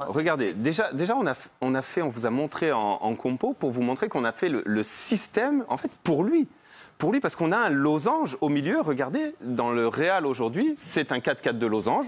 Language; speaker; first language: French; native; French